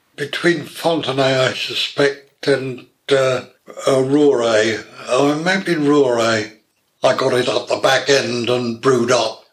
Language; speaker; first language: English; native; English